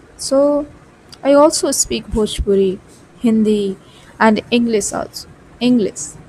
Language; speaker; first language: English; non-native, learner; Bhojpuri